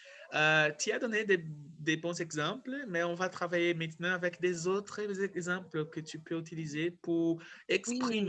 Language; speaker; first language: French; non-native, fluent; Portuguese